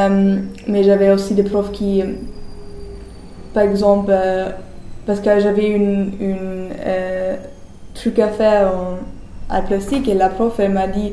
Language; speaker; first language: French; non-native, learner; German